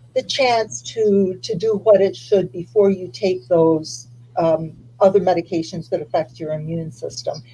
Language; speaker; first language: English; early bilingual, other home language; Spanish